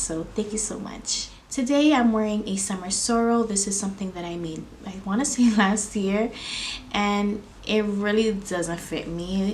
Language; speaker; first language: English; native; English